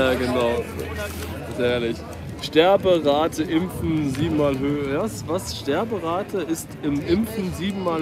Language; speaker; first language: German; native; German